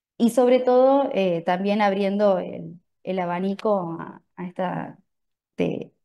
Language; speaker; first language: Spanish; native; Spanish